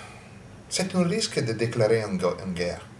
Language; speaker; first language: French; non-native, learner; Italian